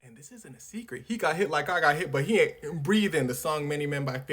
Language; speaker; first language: English; native; English